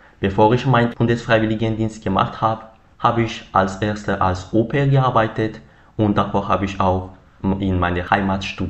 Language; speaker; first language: German; non-native, learner; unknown